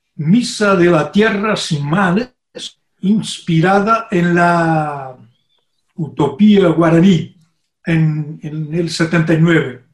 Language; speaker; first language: Spanish; non-native, fluent; Portuguese